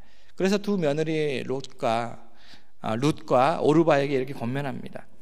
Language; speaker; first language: Korean; native; Korean